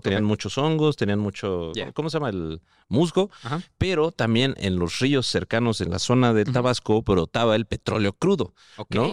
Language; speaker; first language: Spanish; native; Spanish